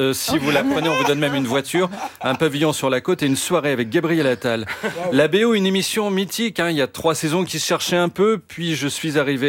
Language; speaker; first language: French; native; French